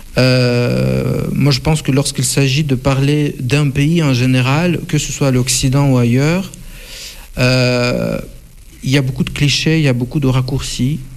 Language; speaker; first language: French; non-native, fluent; Russian